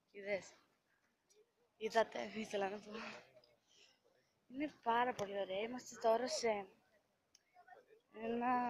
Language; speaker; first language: Greek; early bilingual, other home language; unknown